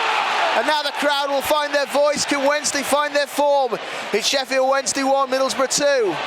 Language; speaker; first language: English; native; English